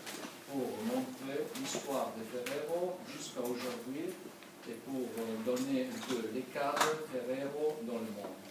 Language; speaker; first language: French; non-native, learner; Italian